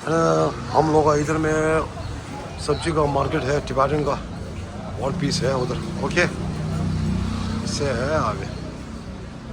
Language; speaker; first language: Hindi; non-native, local second language; Tibetan